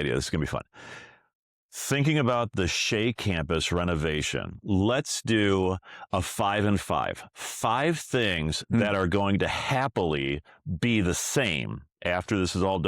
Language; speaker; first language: English; native; English